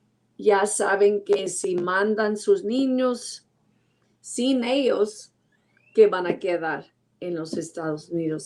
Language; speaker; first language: Spanish; non-native, learner; English